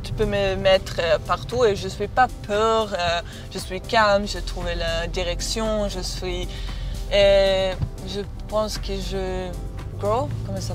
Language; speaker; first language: French; non-native, learner; Serbian